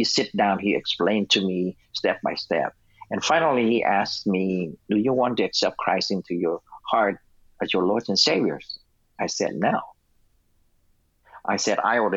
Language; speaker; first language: English; non-native, fluent; Vietnamese